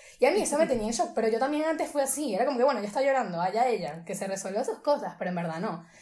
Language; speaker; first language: Spanish; native; Spanish